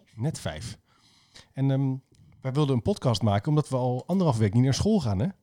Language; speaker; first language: Dutch; native; Dutch